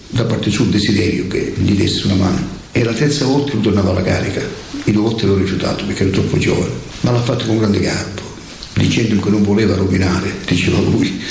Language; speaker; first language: Italian; native; Italian